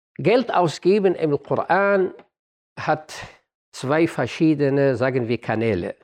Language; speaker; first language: German; non-native, fluent; Arabic